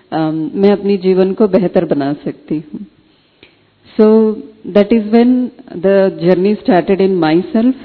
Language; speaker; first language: Hindi; non-native, fluent; Telugu